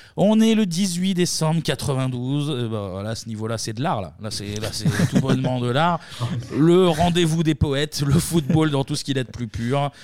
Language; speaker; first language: French; native; French